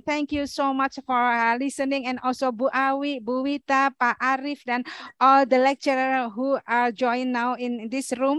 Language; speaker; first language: English; non-native, learner; Indonesian